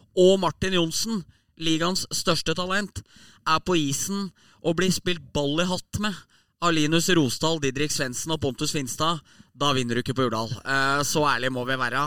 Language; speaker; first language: Norwegian; native; Norwegian